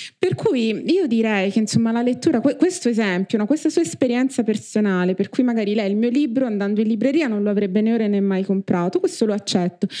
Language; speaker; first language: Italian; native; Italian